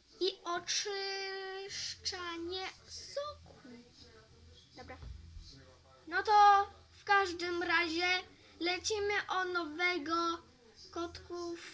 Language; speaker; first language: Polish; early bilingual, heritage; Polish